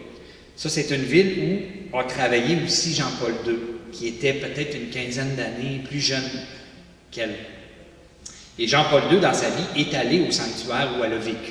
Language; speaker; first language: French; native; French